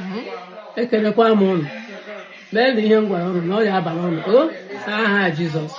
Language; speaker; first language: Igbo; native; Igbo